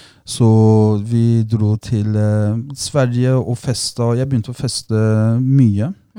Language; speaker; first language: Norwegian; early bilingual, other home language; Persian